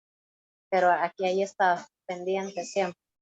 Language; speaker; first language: Spanish; native; Spanish